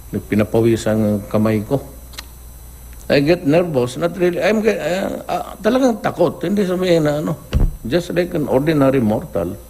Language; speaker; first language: Filipino; non-native, local second language; Cebuano